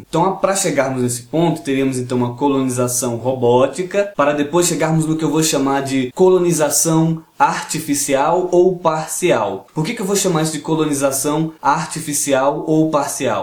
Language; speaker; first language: Portuguese; native; Portuguese